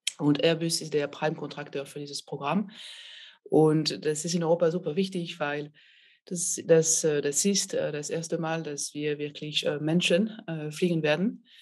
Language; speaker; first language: German; non-native, fluent; French